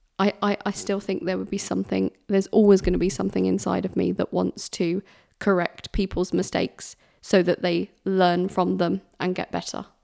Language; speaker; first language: English; native; English